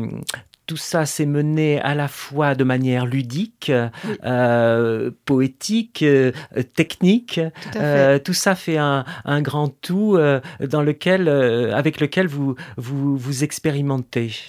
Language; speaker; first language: French; native; French